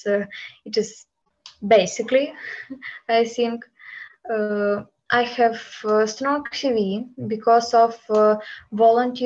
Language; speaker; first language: English; non-native, learner; Ukrainian